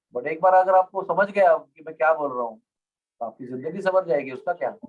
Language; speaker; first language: Hindi; non-native, local second language; Marathi